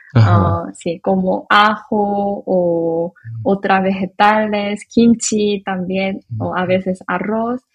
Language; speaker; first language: Spanish; non-native, learner; Korean